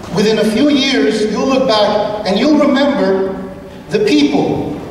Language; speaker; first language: English; early bilingual, other home language; Spanish